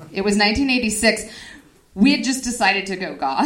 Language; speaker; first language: English; native; English